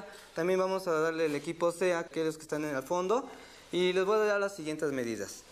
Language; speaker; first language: Spanish; native; Spanish